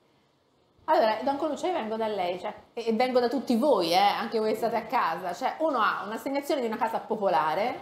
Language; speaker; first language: Italian; native; Italian